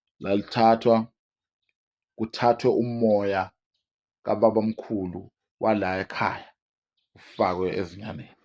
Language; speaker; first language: Zulu; non-native, local second language; Swati